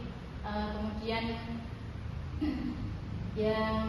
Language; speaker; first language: Indonesian; non-native, local second language; Javanese